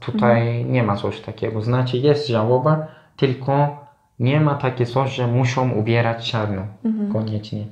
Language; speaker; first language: Polish; non-native, learner; Turkish